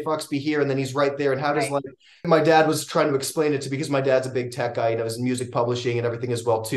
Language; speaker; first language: English; native; English